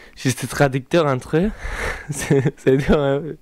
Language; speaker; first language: French; non-native, fluent; Turkish